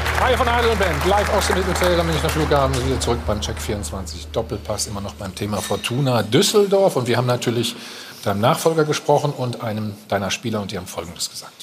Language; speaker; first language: German; native; German